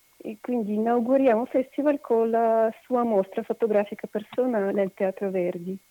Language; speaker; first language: Italian; non-native, fluent; Russian